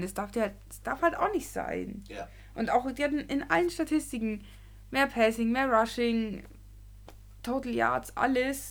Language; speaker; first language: German; native; German